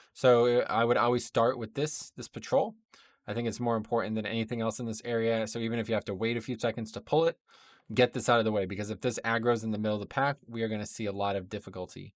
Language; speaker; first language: English; native; English